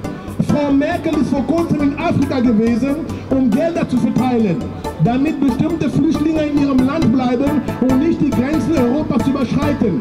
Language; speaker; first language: German; non-native, fluent; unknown